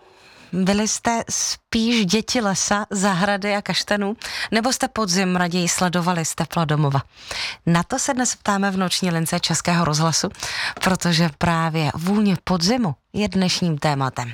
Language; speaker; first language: Czech; native; Czech